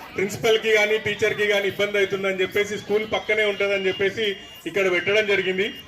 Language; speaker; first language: Telugu; native; Telugu